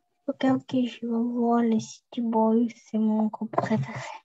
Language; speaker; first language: French; non-native, learner; Russian